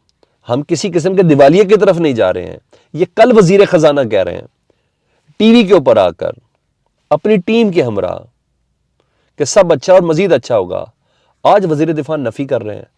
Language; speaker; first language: Urdu; native; Urdu